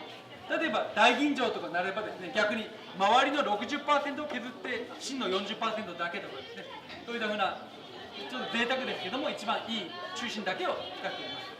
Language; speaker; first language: Japanese; native; Japanese